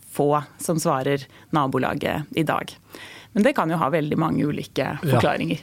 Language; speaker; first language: Norwegian; native; Norwegian